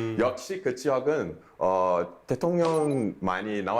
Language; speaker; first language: Korean; non-native, fluent; Portuguese